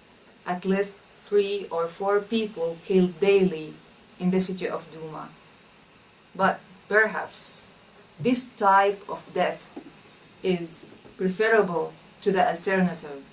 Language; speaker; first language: English; non-native, fluent; Arabic